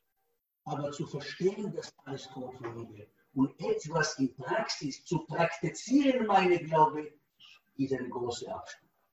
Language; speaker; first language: German; non-native, learner; Hebrew